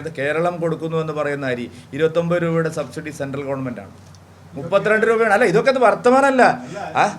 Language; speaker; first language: Malayalam; native; Malayalam